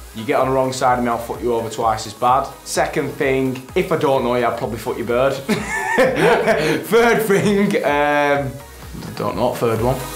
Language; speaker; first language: English; native; English